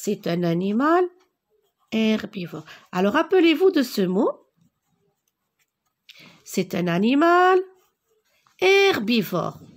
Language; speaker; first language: French; non-native, local second language; Arabic